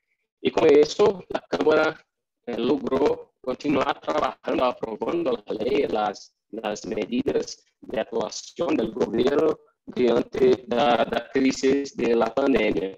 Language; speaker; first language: Spanish; non-native, fluent; Portuguese